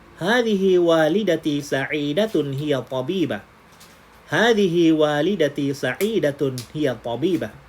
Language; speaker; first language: Arabic; non-native, fluent; Thai